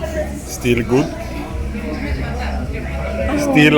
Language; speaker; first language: English; non-native, learner; Swedish